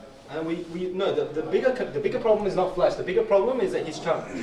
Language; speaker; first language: English; non-native, fluent; Portuguese